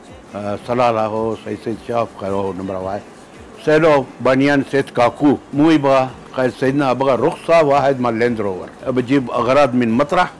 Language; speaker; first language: Arabic; non-native, local second language; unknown